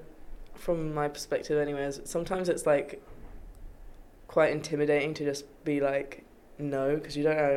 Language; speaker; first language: English; native; English